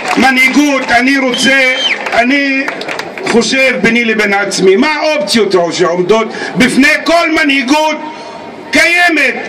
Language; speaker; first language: Hebrew; non-native, local second language; Arabic